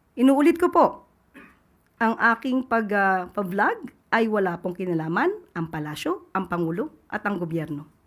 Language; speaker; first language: Filipino; native; Filipino